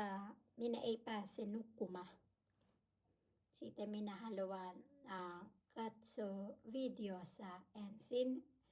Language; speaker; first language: Finnish; non-native, learner; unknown